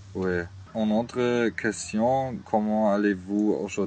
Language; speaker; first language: French; non-native, learner; German